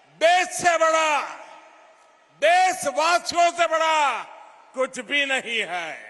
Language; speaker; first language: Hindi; non-native, local second language; Gujarati